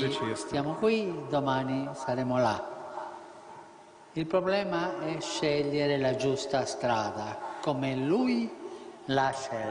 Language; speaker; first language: Italian; non-native, fluent; Spanish